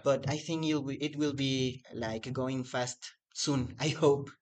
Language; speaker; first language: English; non-native, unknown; Spanish